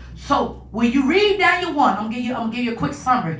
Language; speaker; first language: English; native; English